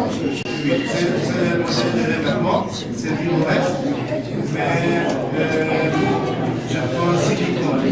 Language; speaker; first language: French; non-native, learner; German